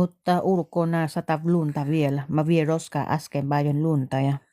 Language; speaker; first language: Finnish; non-native, learner; Vietnamese